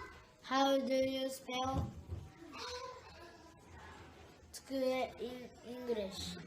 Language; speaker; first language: English; non-native, learner; Japanese